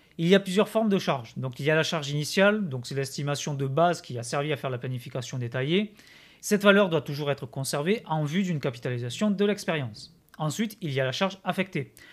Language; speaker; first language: French; native; French